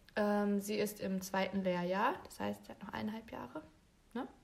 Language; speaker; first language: German; native; German